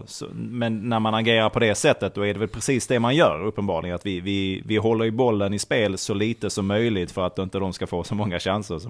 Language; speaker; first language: Swedish; native; Swedish